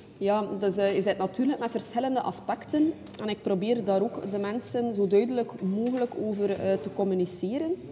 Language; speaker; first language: Dutch; native; Dutch